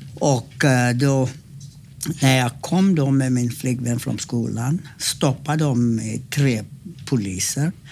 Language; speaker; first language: Swedish; non-native, fluent; English